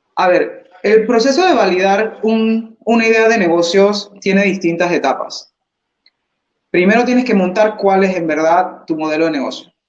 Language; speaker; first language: Spanish; early bilingual, heritage; English